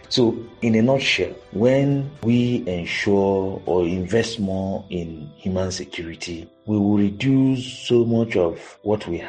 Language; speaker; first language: English; non-native, local second language; Igbo